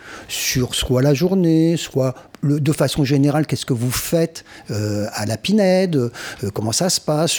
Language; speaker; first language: French; native; French